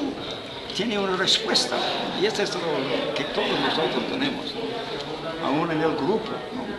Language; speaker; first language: Spanish; non-native, fluent; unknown